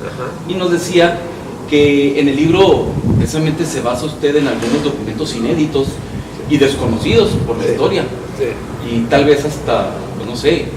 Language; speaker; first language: Spanish; native; Spanish